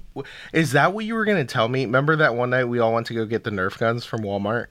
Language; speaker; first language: English; early bilingual, other home language; Filipino